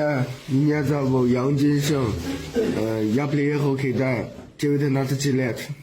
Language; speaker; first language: Russian; non-native, learner; Chinese